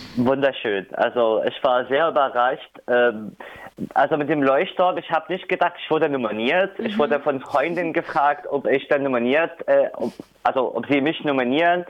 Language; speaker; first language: German; non-native, fluent; Arabic